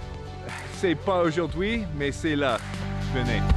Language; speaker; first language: French; non-native, local second language; English